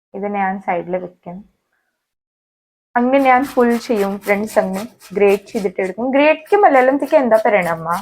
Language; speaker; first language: Malayalam; native; Malayalam